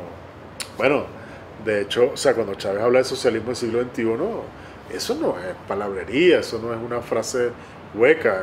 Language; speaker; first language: Spanish; native; Spanish